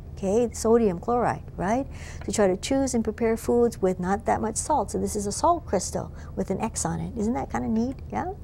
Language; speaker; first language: English; native; English